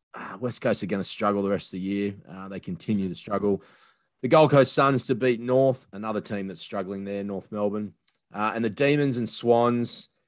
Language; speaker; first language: English; native; English